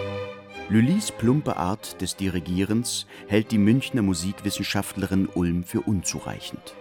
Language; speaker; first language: German; native; German